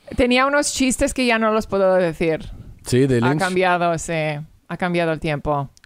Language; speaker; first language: Spanish; early bilingual, heritage; Spanish